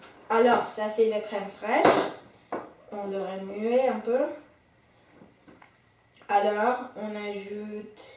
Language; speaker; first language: French; non-native, learner; English